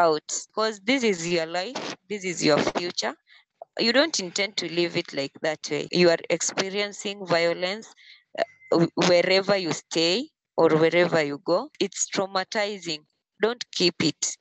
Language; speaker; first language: English; non-native, local second language; Luo (Kenya and Tanzania)